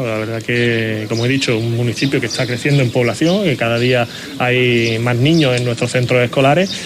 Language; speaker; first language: Spanish; native; Spanish